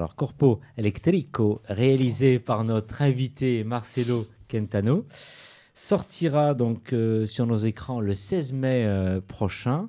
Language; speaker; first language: French; native; French